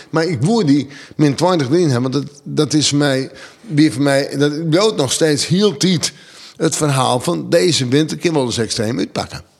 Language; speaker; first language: Dutch; non-native, local second language; Western Frisian